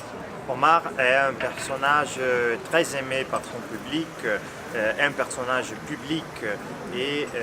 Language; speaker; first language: French; non-native, fluent; Italian